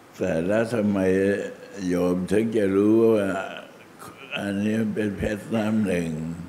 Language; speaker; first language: Thai; native; Thai